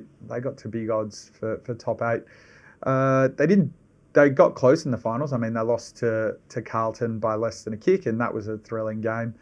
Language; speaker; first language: English; native; English